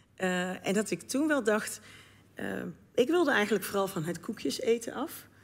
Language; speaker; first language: Dutch; native; Dutch